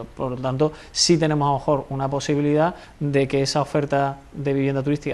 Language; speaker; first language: Spanish; native; Spanish